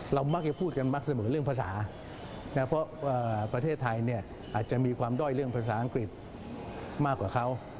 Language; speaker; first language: Thai; native; Thai